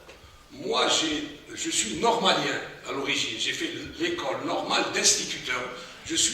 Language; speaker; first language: French; non-native, local second language; Arabic